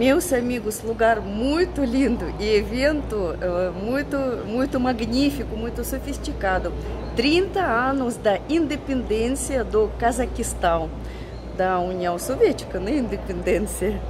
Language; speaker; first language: Portuguese; non-native, fluent; Russian